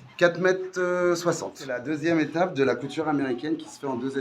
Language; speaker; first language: French; native; French